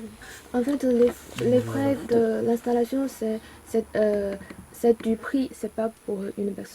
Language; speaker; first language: French; non-native, learner; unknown